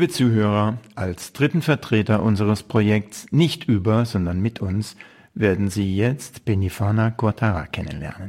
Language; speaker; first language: German; native; German